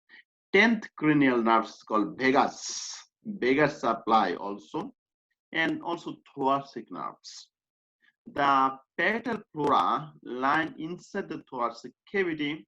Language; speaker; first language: English; non-native, fluent; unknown